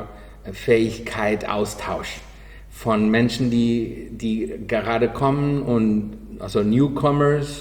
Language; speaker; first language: German; non-native, learner; Spanish